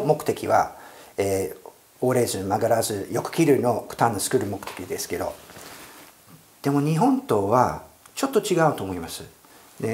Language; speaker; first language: Japanese; non-native, fluent; English